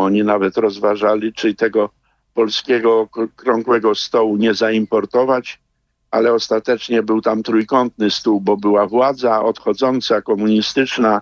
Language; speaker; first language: Polish; native; Polish